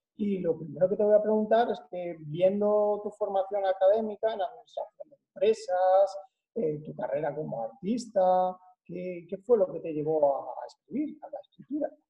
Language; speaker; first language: Spanish; native; Spanish